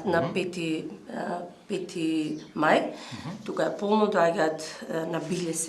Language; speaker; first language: Macedonian; native; Macedonian